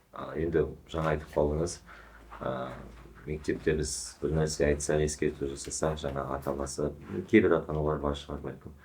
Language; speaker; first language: Kazakh; native; Kazakh